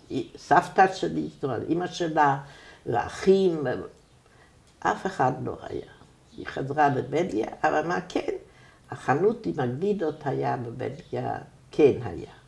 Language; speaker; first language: Hebrew; non-native, fluent; German